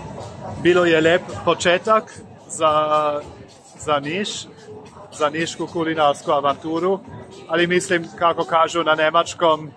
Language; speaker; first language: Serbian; non-native, fluent; German